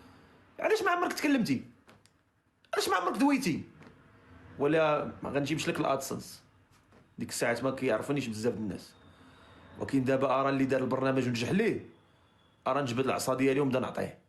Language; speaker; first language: Arabic; native; Arabic